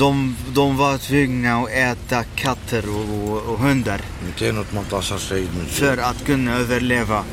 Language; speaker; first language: Swedish; non-native, fluent; Arabic